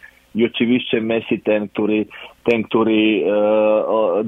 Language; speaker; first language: Polish; non-native, fluent; Croatian